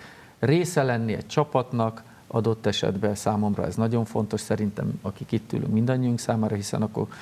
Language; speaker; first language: Hungarian; native; Hungarian